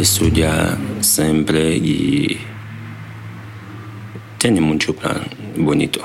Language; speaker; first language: Spanish; non-native, learner; Haitian Creole